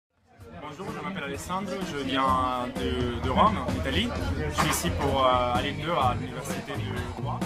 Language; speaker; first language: French; non-native, learner; Italian